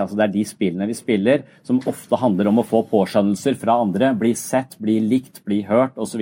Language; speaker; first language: Norwegian; native; Norwegian